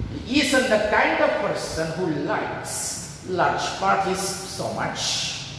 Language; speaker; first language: English; non-native, fluent; Indonesian